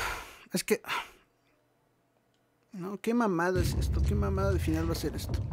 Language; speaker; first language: Spanish; native; Spanish